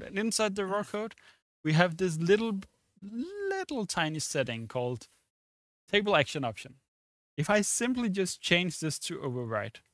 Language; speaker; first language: English; non-native, fluent; Danish